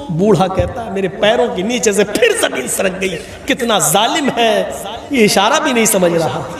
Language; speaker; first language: Urdu; native; Urdu